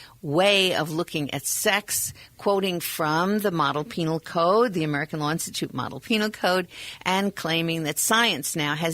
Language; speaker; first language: English; native; English